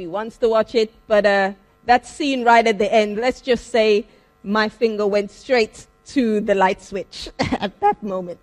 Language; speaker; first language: English; native; English